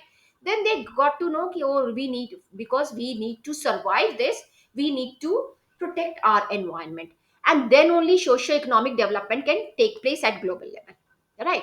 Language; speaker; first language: English; non-native, local second language; Hindi